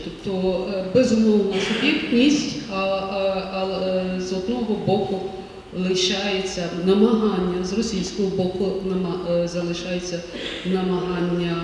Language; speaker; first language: Ukrainian; native; Ukrainian